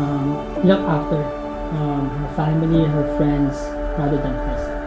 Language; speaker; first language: English; non-native, fluent; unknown